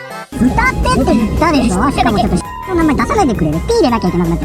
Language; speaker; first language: Japanese; native; Japanese